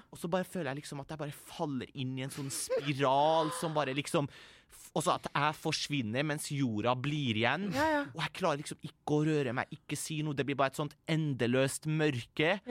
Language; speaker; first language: Norwegian; early bilingual, other home language; Persian